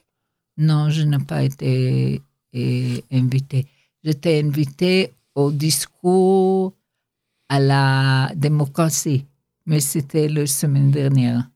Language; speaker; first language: French; non-native, learner; Hebrew